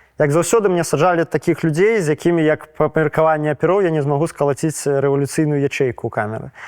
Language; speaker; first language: Belarusian; non-native, local second language; Russian